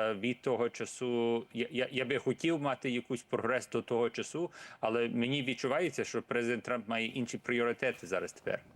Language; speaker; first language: Ukrainian; early bilingual, heritage; Ukrainian